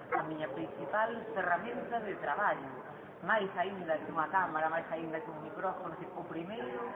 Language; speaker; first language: Galician; non-native, local second language; Spanish